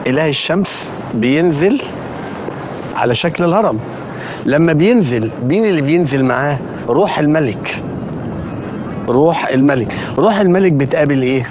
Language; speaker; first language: Arabic; native; Arabic